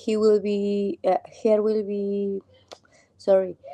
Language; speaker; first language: English; non-native, learner; Spanish